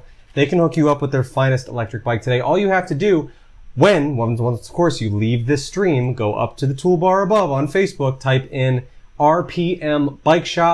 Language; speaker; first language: English; native; English